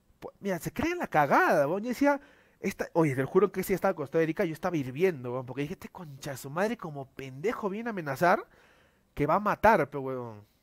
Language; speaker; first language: Spanish; native; Spanish